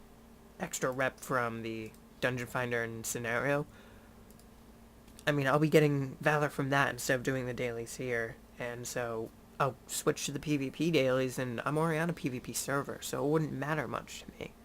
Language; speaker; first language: English; native; English